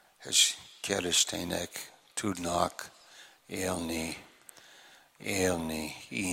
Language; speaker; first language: Hungarian; non-native, learner; English